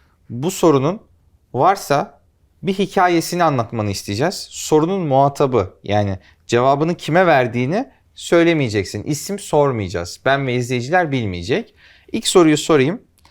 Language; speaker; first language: Turkish; native; Turkish